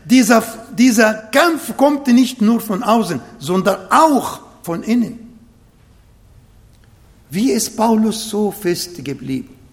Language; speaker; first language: German; non-native, fluent; Arabic